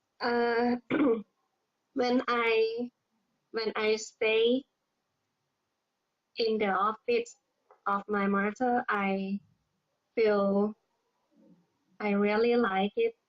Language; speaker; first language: English; non-native, learner; Thai